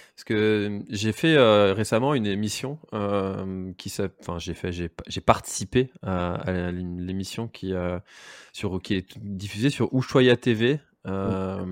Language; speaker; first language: French; native; French